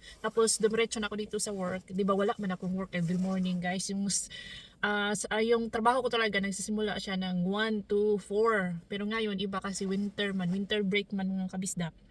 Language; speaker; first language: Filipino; non-native, local second language; Cebuano